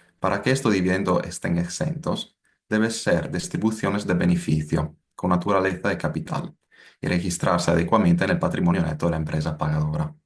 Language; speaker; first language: Spanish; non-native, fluent; Italian